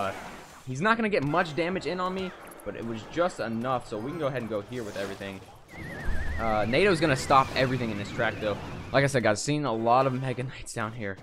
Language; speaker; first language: English; native; English